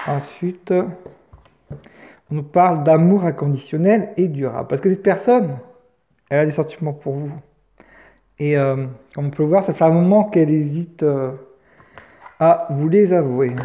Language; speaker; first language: French; native; French